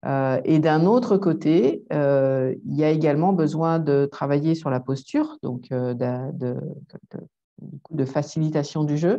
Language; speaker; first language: French; native; French